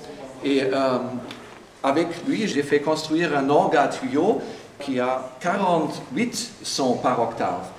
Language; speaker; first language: French; non-native, fluent; German